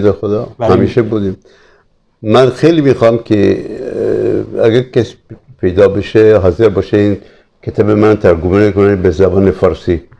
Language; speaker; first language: Persian; early bilingual, other home language; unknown